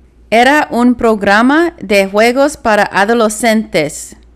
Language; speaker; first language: Spanish; non-native, learner; English